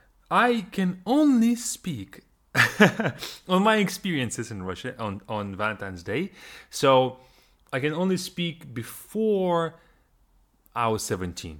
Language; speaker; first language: English; non-native, fluent; Russian